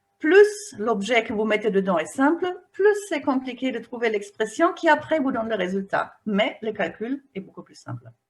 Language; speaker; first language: French; non-native, fluent; German